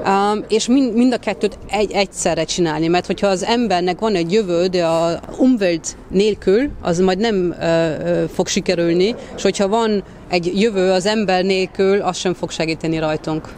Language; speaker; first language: Hungarian; early bilingual, heritage; Hungarian